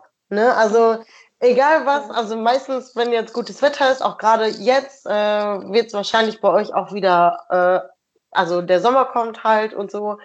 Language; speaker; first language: German; native; German